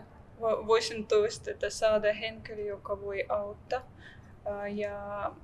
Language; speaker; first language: Finnish; non-native, learner; Russian